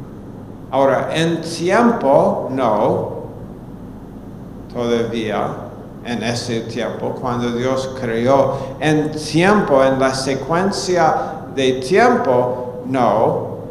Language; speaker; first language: Spanish; non-native, fluent; English